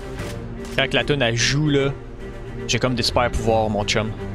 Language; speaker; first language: French; native; French